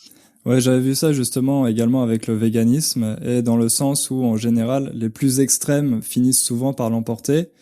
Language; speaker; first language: French; native; French